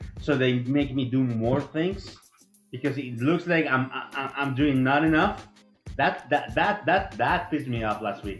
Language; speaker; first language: English; non-native, fluent; Spanish